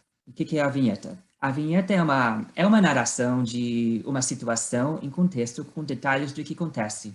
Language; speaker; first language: Portuguese; non-native, fluent; English